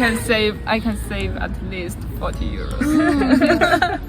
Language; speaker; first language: English; non-native, fluent; Chinese